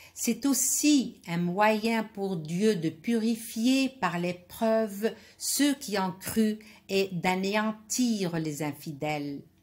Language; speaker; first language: French; non-native, local second language; Arabic